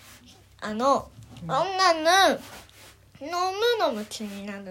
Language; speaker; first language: Japanese; early bilingual, other home language; Korean